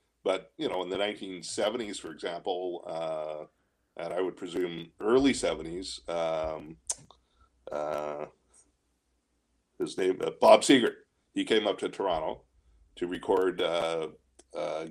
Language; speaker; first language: English; native; English